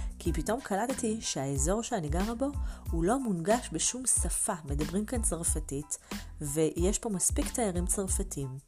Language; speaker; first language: Hebrew; native; Hebrew